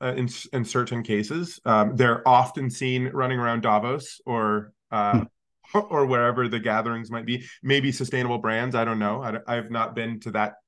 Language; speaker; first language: English; native; English